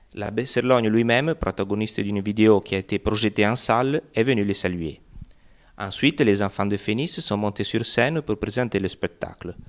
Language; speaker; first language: French; non-native, local second language; Italian